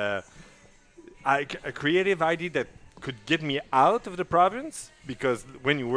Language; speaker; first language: English; non-native, fluent; French